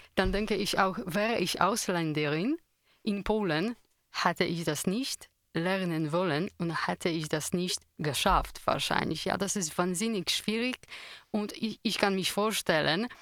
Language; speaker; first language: German; non-native, fluent; Polish